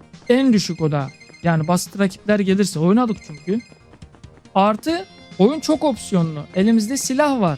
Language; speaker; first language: Turkish; native; Turkish